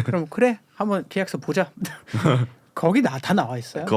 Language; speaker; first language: Korean; non-native, fluent; German